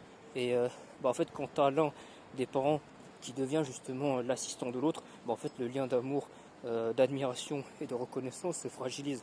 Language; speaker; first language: French; native; French